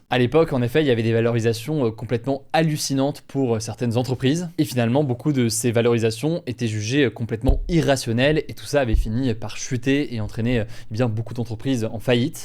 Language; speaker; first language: French; native; French